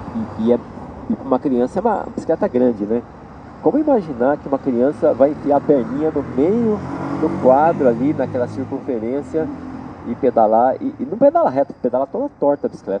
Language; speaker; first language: Portuguese; native; Portuguese